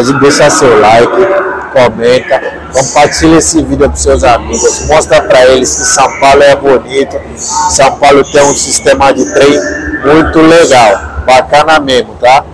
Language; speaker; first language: Portuguese; non-native, learner; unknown